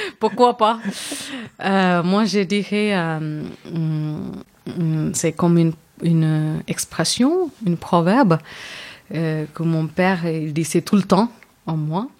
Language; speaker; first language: French; non-native, fluent; Tamil